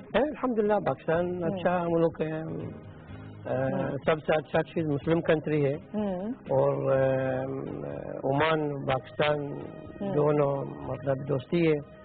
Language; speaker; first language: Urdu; non-native, learner; Arabic